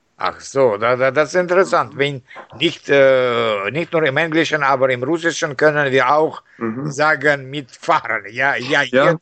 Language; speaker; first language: German; non-native, learner; Russian